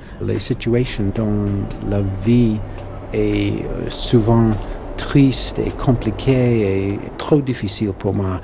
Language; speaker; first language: French; non-native, learner; English